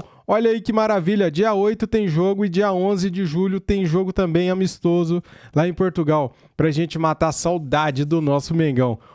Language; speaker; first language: Portuguese; native; Portuguese